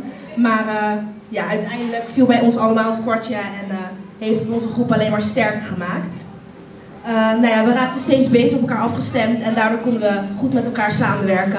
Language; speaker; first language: Dutch; native; Dutch